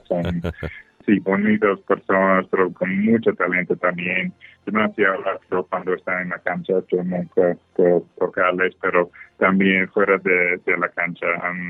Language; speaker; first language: Spanish; non-native, fluent; English